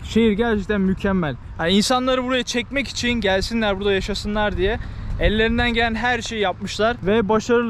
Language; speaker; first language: Turkish; native; Turkish